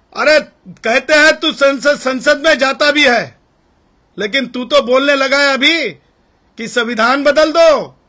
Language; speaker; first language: Hindi; non-native, local second language; Marathi